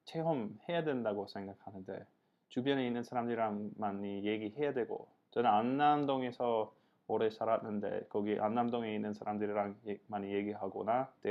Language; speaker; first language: Korean; non-native, learner; English